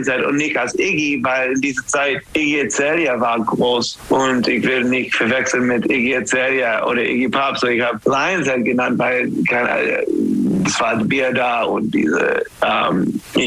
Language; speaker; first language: German; non-native, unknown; English